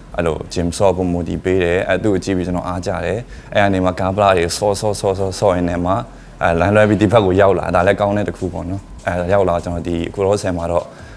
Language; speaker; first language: Burmese; non-native, local second language; Shan